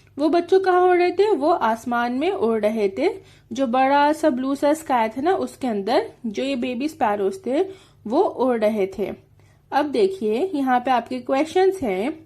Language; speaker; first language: Hindi; native; Hindi